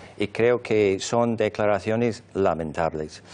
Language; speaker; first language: Spanish; non-native, fluent; English